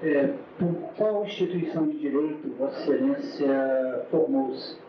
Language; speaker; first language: Portuguese; native; Portuguese